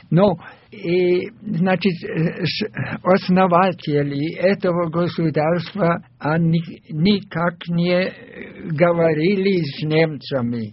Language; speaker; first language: Russian; non-native, fluent; German